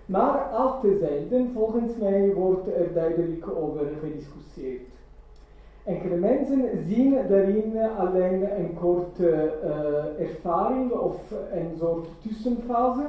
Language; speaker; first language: Dutch; non-native, fluent; Italian